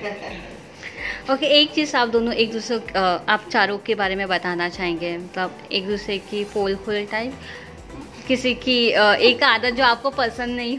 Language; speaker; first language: Hindi; native; Hindi